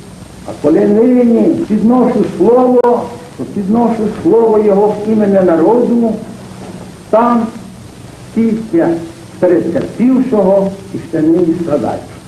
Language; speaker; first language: Ukrainian; native; Ukrainian